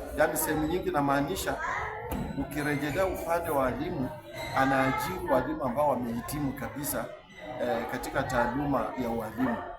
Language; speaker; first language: Swahili; non-native, local second language; Luyia